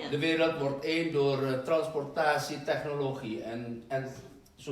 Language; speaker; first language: Dutch; non-native, fluent; Indonesian